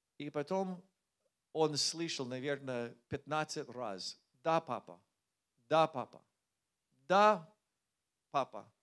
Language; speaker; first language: Russian; non-native, learner; English